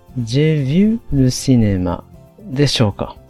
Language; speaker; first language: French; non-native, fluent; Japanese